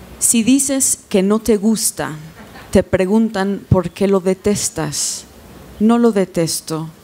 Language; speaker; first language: Spanish; non-native, fluent; English